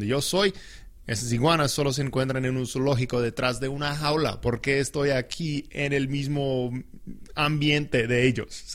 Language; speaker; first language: Spanish; non-native, fluent; English